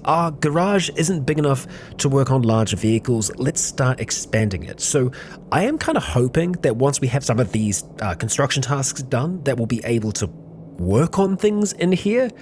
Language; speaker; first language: English; native; English